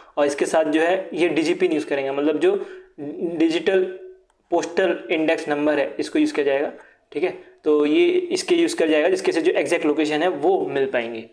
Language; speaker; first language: Hindi; non-native, local second language; Assamese